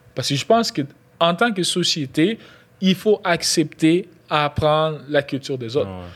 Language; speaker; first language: French; non-native, local second language; Lingala